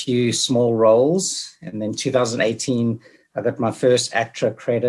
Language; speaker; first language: English; native; English